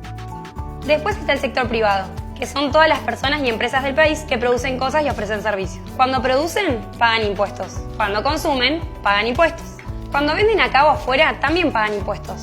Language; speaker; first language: Spanish; native; Spanish